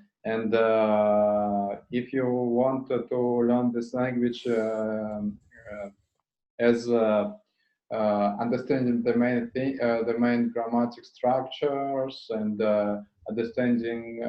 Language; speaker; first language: English; non-native, learner; Russian